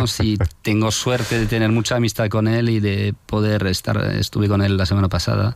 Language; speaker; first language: Spanish; non-native, fluent; French